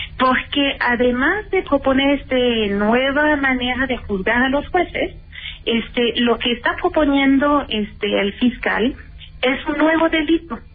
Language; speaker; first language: Spanish; native; Spanish